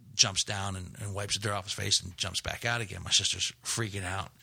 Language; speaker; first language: English; native; English